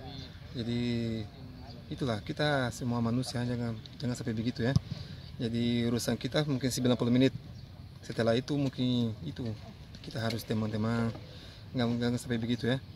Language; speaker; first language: Indonesian; non-native, fluent; Portuguese